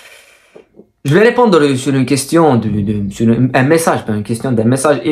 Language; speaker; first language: French; non-native, local second language; Kabyle